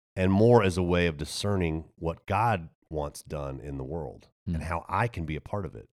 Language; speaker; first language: English; native; English